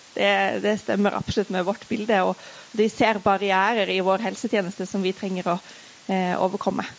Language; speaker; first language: Norwegian; native; Norwegian